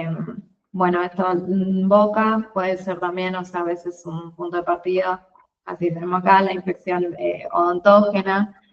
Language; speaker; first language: Spanish; native; Spanish